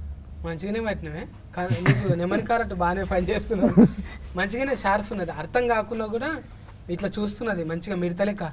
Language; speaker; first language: Telugu; native; Telugu